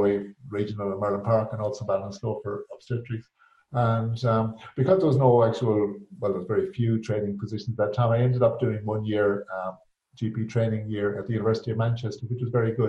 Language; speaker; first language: English; native; English